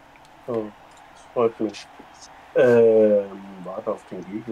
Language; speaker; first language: German; native; German